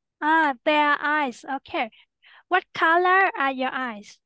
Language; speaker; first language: English; non-native, learner; Vietnamese